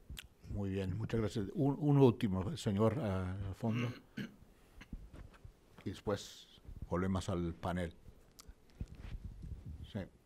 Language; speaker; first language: Spanish; non-native, fluent; English